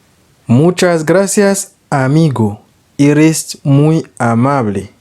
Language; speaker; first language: Spanish; non-native, learner; Haitian Creole